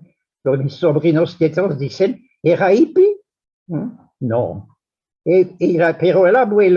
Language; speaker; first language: Spanish; non-native, fluent; French